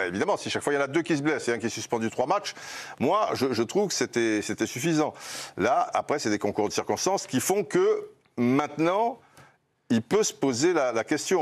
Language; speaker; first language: French; native; French